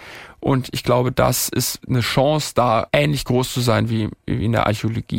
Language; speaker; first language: German; native; German